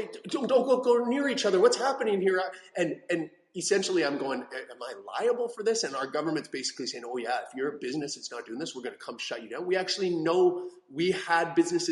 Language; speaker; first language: English; native; English